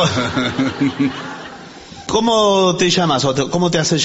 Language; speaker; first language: Spanish; native; Spanish